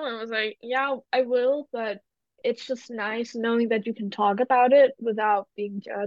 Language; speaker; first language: English; non-native, fluent; Danish